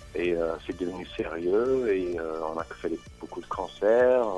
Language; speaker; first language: French; non-native, fluent; English